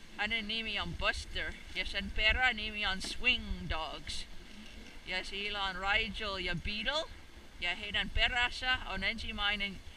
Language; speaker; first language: Finnish; non-native, learner; English